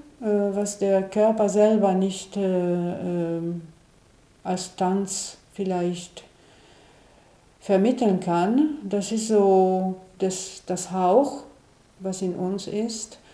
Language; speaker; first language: German; non-native, fluent; Italian